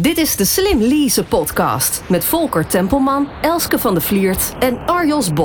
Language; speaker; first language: Dutch; native; Dutch